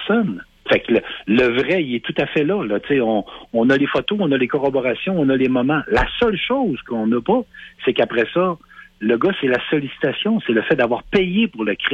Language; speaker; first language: French; native; French